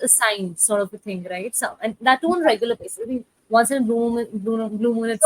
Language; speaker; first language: English; non-native, local second language; Hindi